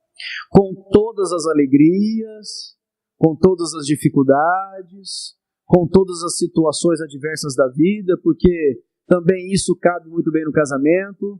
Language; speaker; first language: Portuguese; native; Portuguese